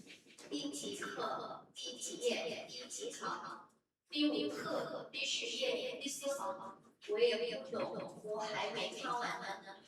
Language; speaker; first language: Chinese; non-native, learner; Indonesian